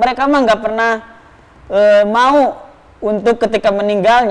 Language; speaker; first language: Indonesian; native; Indonesian